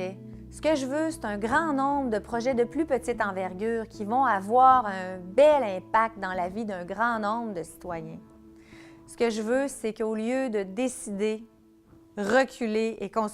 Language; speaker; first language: French; native; French